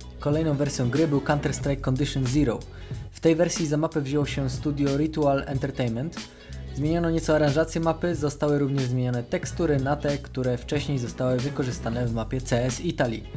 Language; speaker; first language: Polish; native; Polish